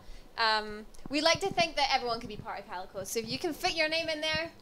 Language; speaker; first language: English; native; English